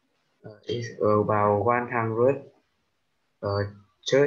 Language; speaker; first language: English; non-native, learner; Vietnamese